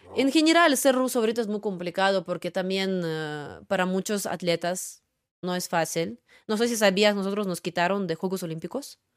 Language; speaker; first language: Spanish; non-native, fluent; Russian